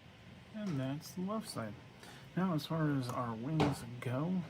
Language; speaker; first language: English; native; English